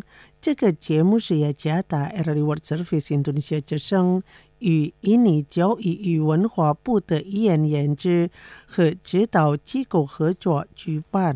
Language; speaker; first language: Chinese; non-native, fluent; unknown